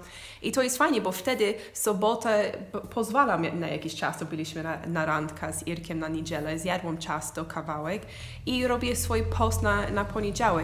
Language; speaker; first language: Polish; non-native, fluent; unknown